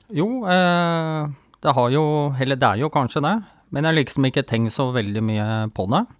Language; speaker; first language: Norwegian; native; Norwegian